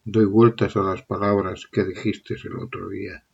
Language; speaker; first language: Spanish; non-native, local second language; Catalan